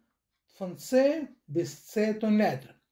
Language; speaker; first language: German; non-native, fluent; Russian